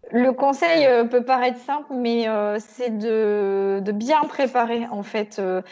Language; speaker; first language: French; native; French